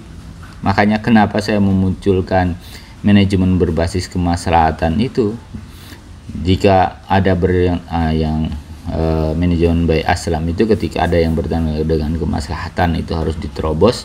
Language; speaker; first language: Indonesian; native; Indonesian